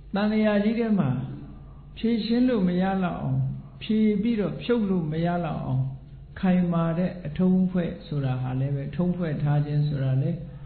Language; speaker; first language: Burmese; native; Burmese